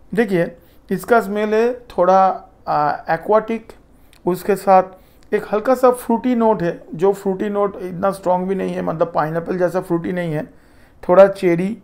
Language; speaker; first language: Hindi; non-native, local second language; Bangla